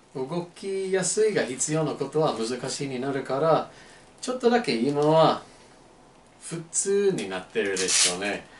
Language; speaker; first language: Japanese; non-native, learner; English